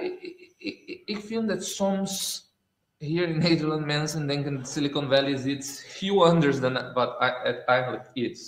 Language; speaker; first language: Dutch; non-native, fluent; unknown